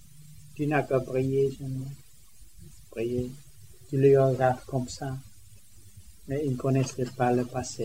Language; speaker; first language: French; non-native, learner; Vietnamese